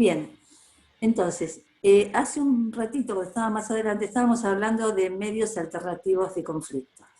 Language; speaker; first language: Spanish; native; Spanish